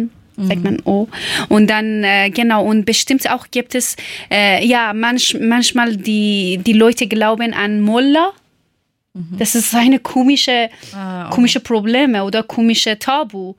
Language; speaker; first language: German; non-native, learner; Persian